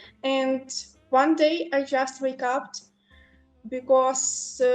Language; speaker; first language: English; non-native, local second language; Ukrainian